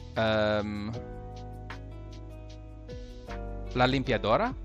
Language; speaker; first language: Spanish; non-native, learner; English